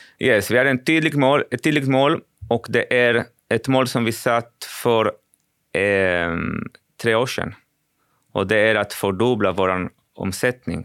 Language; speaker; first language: Swedish; non-native, fluent; Spanish